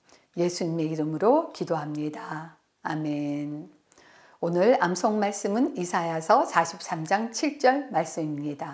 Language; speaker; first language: Korean; native; Korean